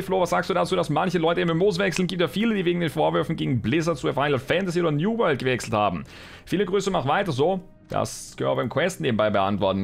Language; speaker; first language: German; native; German